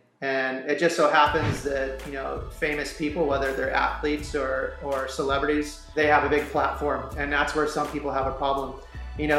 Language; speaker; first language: English; native; English